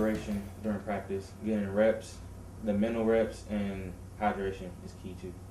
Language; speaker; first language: English; native; English